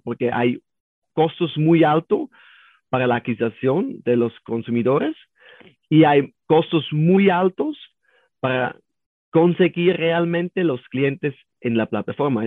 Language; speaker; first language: Spanish; non-native, learner; German